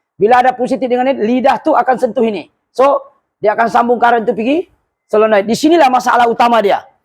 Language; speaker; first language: Malay; non-native, local second language; Buginese